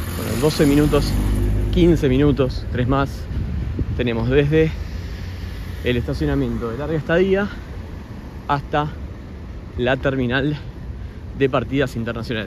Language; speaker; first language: Spanish; native; Spanish